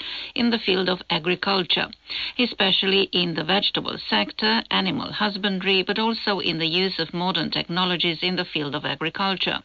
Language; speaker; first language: English; non-native, fluent; Romanian